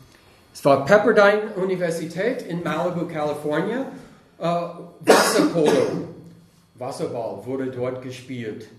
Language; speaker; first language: German; non-native, fluent; English